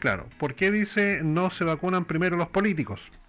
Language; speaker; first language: Spanish; native; Spanish